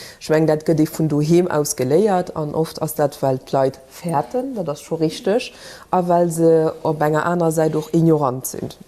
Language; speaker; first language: Luxembourgish; early bilingual, other home language; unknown